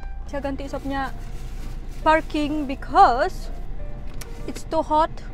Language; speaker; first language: English; non-native, local second language; Malay